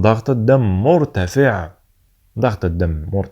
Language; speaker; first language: Arabic; native; Arabic